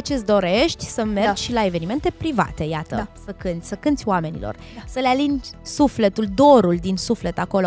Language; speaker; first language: Romanian; native; Romanian